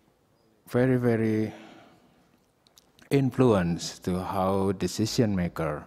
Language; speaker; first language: English; non-native, learner; Indonesian